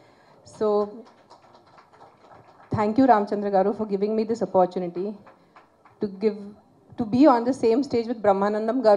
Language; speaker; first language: Telugu; non-native, local second language; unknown